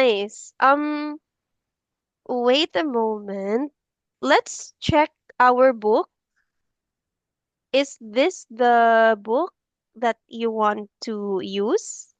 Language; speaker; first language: English; non-native, fluent; Filipino